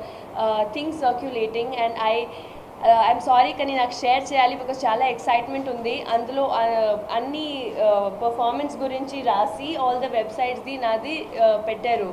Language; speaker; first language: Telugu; non-native, local second language; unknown